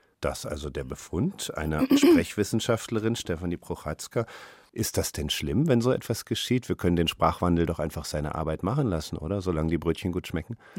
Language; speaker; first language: German; native; German